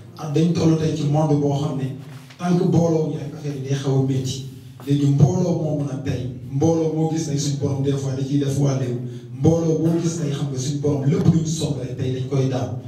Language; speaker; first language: Wolof; non-native, local second language; Serer